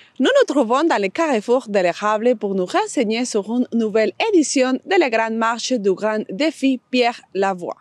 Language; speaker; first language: French; non-native, fluent; Spanish